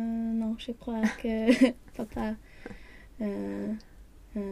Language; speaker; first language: French; non-native, learner; Swedish